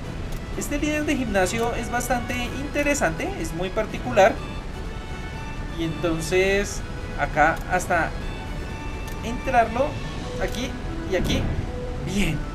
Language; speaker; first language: Spanish; native; Spanish